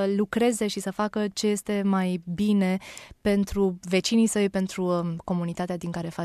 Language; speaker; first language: Romanian; native; Romanian